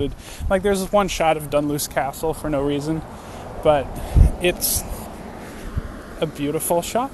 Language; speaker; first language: English; native; English